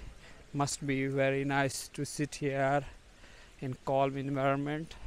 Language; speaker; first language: English; non-native, fluent; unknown